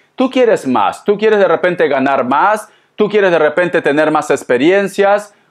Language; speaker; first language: Spanish; native; Spanish